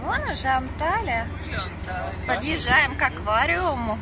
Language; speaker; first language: Russian; native; Russian